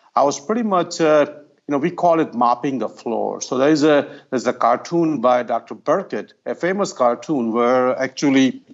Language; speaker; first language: English; non-native, local second language; Gujarati